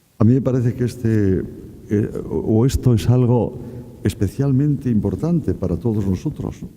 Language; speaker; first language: Spanish; native; Spanish